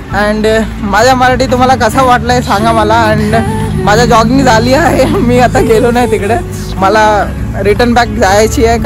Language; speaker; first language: Marathi; non-native, local second language; Hindi